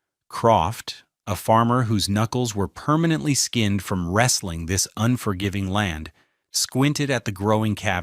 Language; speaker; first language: English; native; English